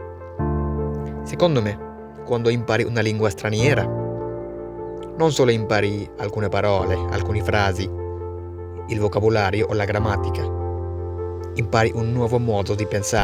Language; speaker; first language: Italian; non-native, learner; Bangla